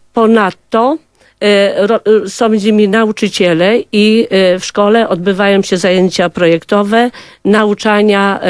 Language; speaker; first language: Polish; non-native, local second language; Kashubian